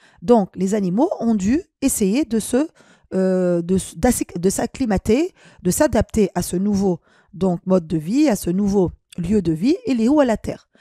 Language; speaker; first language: French; non-native, local second language; Arabic